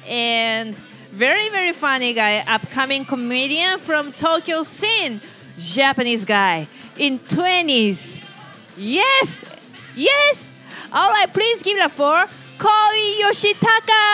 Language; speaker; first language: English; non-native, fluent; Japanese